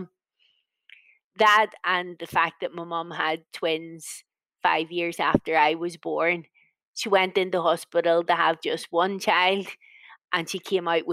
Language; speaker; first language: English; native; English